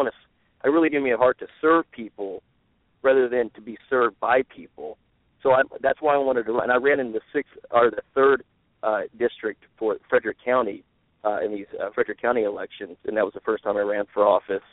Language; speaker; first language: English; native; English